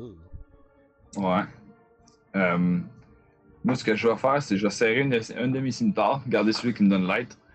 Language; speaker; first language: French; native; French